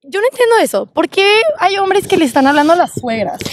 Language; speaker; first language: Spanish; early bilingual, heritage; Spanish